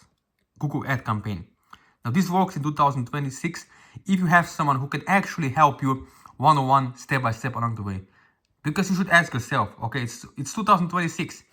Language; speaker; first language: English; non-native, fluent; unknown